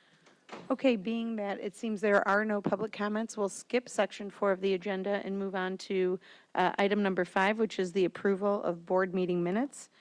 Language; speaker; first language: English; native; English